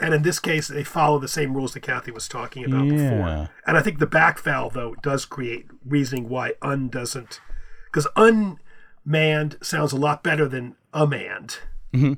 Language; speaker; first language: English; native; English